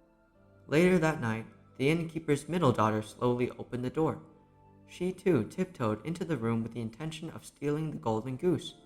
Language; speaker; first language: English; native; English